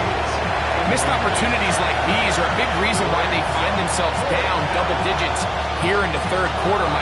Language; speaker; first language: English; native; English